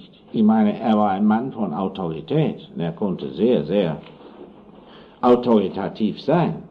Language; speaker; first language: German; non-native, fluent; English